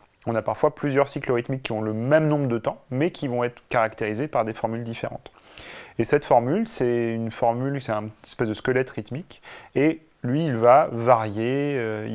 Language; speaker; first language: French; native; French